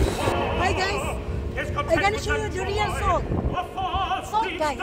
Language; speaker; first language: English; non-native, learner; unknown